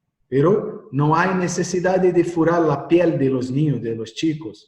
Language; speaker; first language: Spanish; non-native, learner; Portuguese